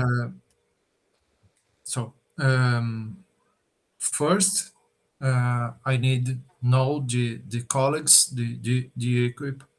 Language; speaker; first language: English; non-native, learner; Portuguese